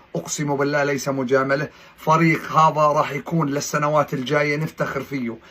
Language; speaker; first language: Arabic; native; Arabic